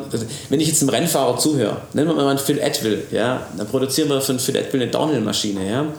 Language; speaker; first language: German; native; German